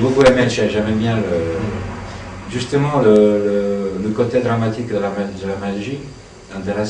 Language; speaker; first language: French; non-native, fluent; Italian